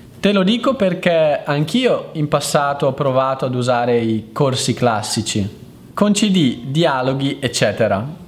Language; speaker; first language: Italian; native; Italian